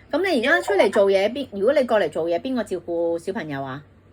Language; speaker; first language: Cantonese; native; Cantonese